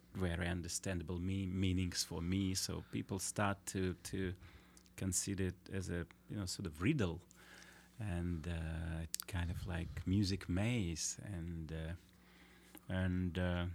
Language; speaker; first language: English; non-native, fluent; Russian